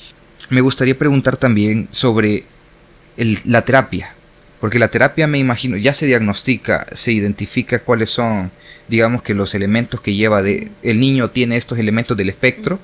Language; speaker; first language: Spanish; native; Spanish